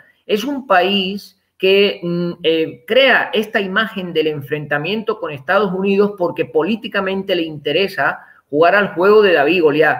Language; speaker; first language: Spanish; native; Spanish